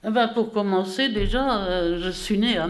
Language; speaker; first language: French; native; French